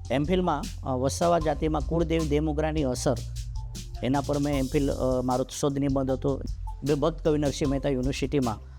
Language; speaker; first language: Gujarati; non-native, local second language; Vasavi